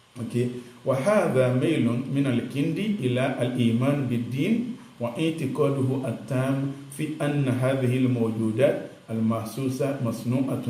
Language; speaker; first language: Arabic; non-native, fluent; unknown